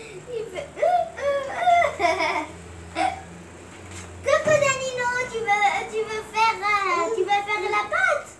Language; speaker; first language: French; non-native, local second language; Arabic